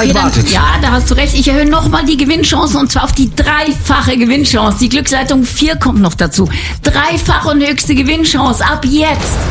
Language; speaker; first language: German; native; German